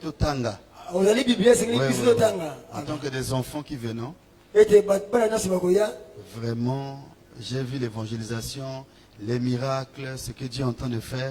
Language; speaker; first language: French; non-native, local second language; Lingala